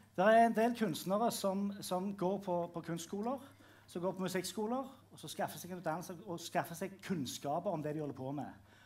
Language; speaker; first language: Norwegian; native; Norwegian